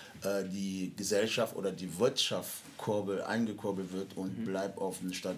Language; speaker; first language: German; non-native, fluent; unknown